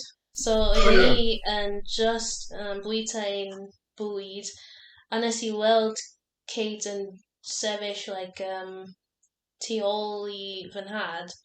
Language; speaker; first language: Welsh; non-native, learner; English